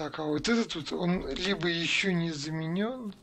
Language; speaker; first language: Russian; native; Russian